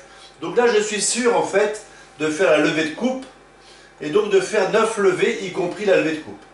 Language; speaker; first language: French; native; French